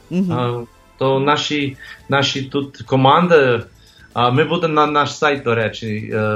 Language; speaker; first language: Ukrainian; early bilingual, heritage; English